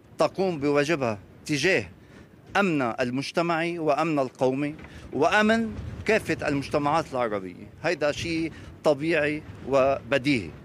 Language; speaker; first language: Arabic; native; Arabic